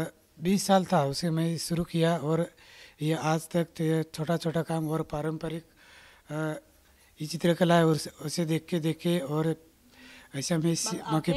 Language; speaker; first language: Hindi; non-native, local second language; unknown